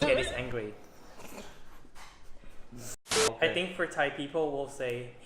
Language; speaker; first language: English; non-native, fluent; Thai